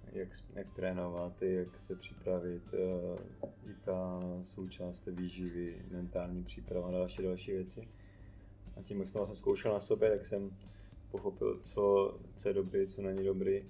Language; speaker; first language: Czech; native; Czech